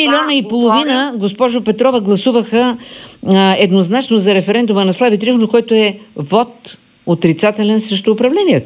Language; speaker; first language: Bulgarian; native; Bulgarian